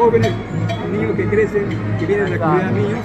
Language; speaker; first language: Spanish; non-native, local second language; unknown